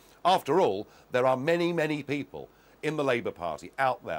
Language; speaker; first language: English; native; English